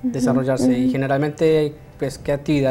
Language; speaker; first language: Spanish; native; Spanish